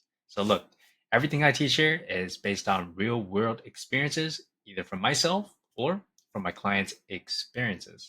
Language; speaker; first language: English; native; English